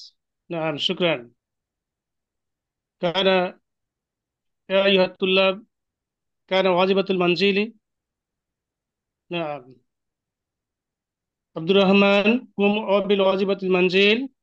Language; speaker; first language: Arabic; non-native, learner; Bangla